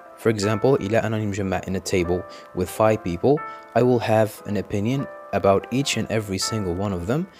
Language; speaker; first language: English; non-native, fluent; Arabic